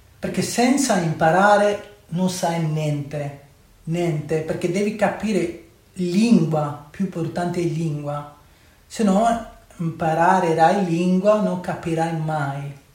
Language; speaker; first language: Italian; non-native, learner; Urdu